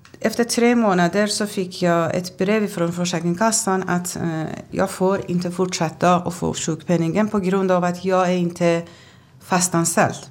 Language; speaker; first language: Swedish; non-native, fluent; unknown